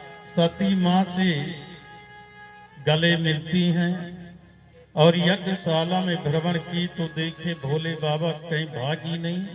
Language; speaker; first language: Hindi; native; Hindi